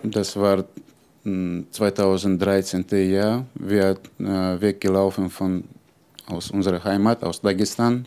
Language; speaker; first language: German; non-native, learner; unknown